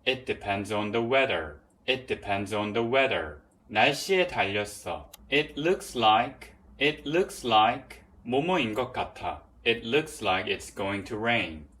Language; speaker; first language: English; non-native, fluent; Korean